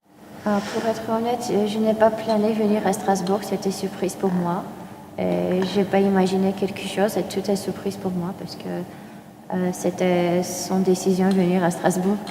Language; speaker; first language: French; non-native, fluent; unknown